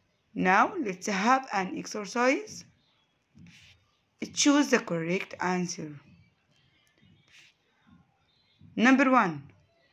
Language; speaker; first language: English; non-native, fluent; Arabic